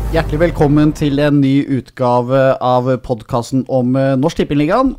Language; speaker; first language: Norwegian; native; Norwegian